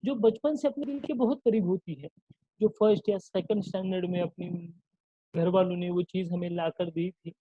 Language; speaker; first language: Hindi; non-native, local second language; Marathi